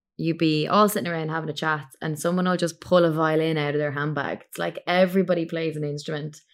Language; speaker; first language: English; native; English